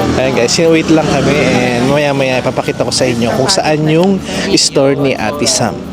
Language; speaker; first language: Filipino; native; Filipino